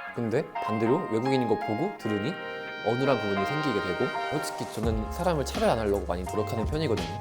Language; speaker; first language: Korean; native; Korean